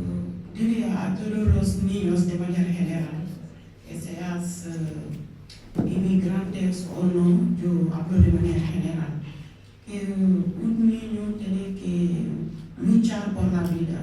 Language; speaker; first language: Spanish; non-native, local second language; Wolof